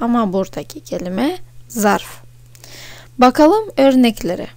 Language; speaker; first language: Turkish; non-native, fluent; Russian